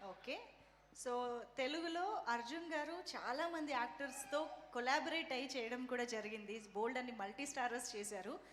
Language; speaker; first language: Telugu; native; Telugu